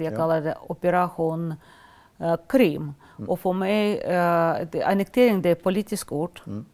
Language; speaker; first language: Swedish; non-native, fluent; Russian